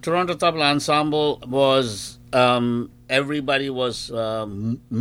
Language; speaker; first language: English; non-native, local second language; Bangla